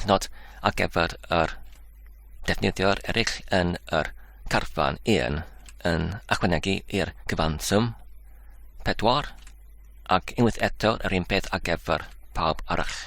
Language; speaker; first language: Welsh; non-native, learner; English